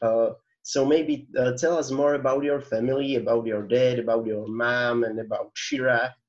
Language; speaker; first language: English; non-native, fluent; Slovak